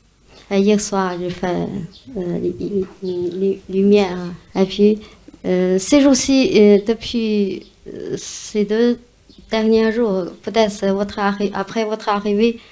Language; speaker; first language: French; non-native, fluent; Chinese